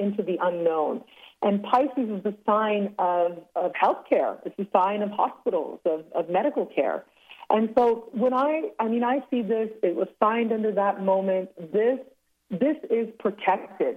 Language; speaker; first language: English; native; English